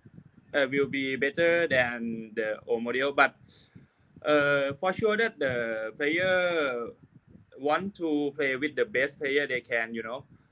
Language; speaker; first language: English; non-native, learner; Thai